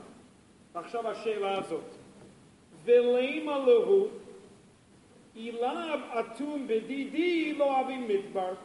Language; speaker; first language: Hebrew; non-native, fluent; English